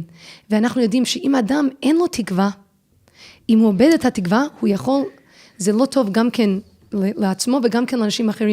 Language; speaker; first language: Hebrew; non-native, fluent; English